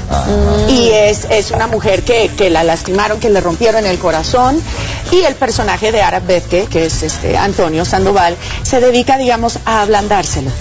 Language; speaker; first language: Spanish; early bilingual, heritage; English